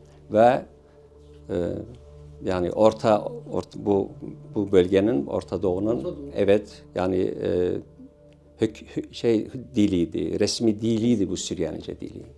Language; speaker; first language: Turkish; non-native, local second language; Syriac